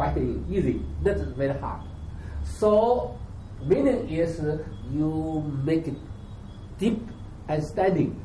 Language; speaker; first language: English; non-native, learner; Chinese